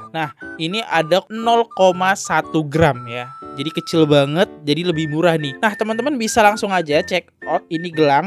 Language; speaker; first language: Indonesian; native; Indonesian